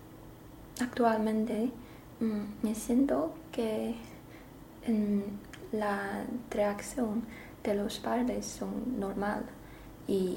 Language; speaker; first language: Spanish; non-native, learner; Chinese